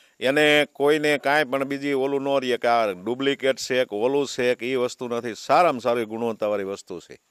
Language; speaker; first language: Gujarati; native; Gujarati